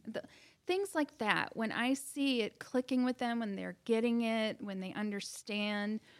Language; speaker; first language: English; native; English